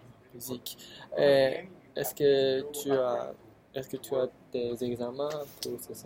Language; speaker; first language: French; non-native, learner; Chinese